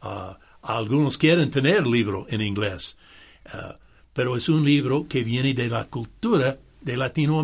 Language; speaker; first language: Spanish; non-native, fluent; English